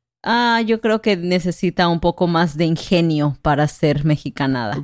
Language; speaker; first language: Spanish; native; Spanish